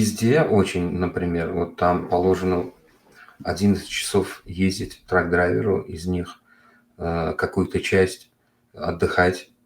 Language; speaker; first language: Russian; non-native, local second language; Uzbek